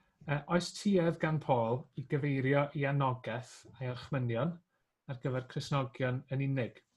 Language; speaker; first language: Welsh; native; Welsh